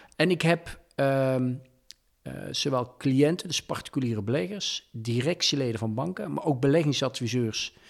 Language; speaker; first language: Dutch; native; Dutch